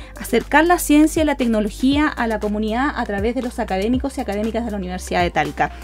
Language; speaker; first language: Spanish; native; Spanish